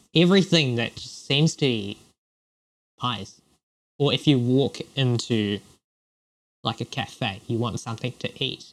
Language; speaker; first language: English; non-native, local second language; Cantonese